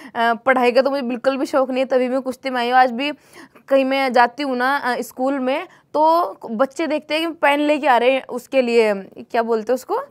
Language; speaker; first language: Hindi; native; Hindi